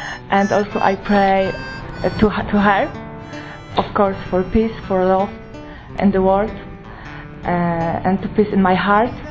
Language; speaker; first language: English; non-native, learner; Polish